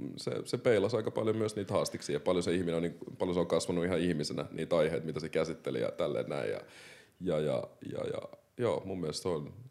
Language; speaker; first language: Finnish; native; Finnish